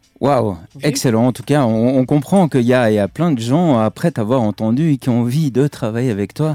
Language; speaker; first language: French; native; French